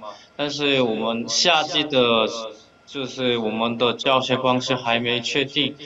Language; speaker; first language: Chinese; non-native, fluent; Korean